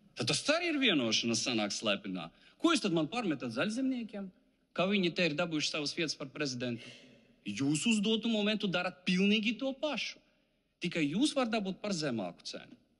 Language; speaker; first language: Latvian; non-native, local second language; Russian